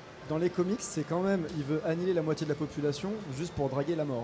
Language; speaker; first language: French; native; French